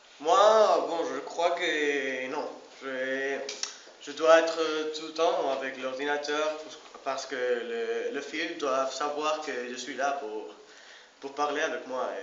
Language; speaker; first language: French; non-native, learner; Spanish